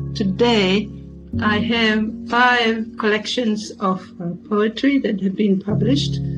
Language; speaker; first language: English; non-native, fluent; Tongan